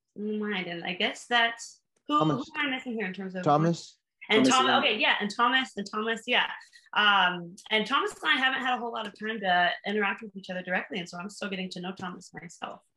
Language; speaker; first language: English; native; English